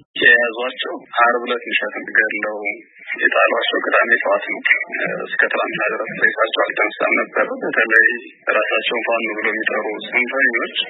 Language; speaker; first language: Amharic; native; Amharic